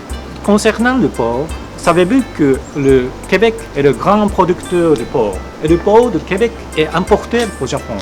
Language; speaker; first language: French; non-native, fluent; Japanese